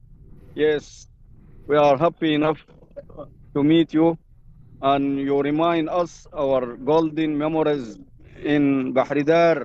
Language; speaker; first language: English; non-native, fluent; Arabic